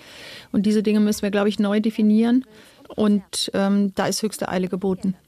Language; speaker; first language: German; native; German